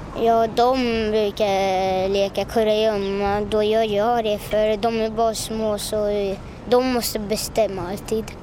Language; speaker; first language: Swedish; early bilingual, other home language; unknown